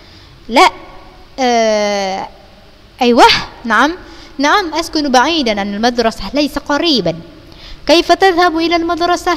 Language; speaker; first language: Arabic; non-native, fluent; Indonesian